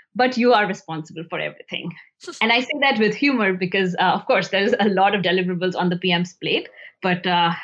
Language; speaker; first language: English; non-native, local second language; Hindi